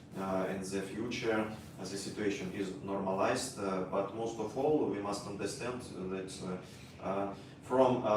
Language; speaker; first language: English; non-native, learner; Russian